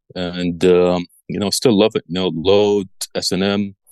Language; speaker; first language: English; early bilingual, other home language; Arabic